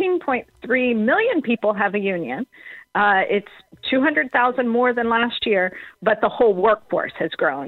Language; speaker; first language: English; native; English